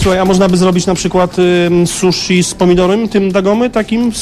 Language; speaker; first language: Polish; native; Polish